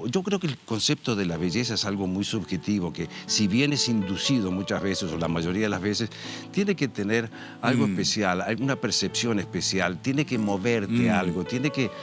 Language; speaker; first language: Spanish; native; Spanish